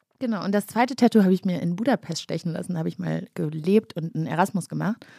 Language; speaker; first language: German; early bilingual, other home language; Kinyarwanda